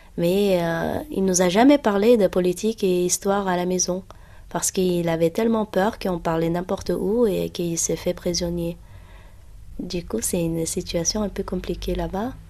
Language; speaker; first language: French; non-native, fluent; Uyghur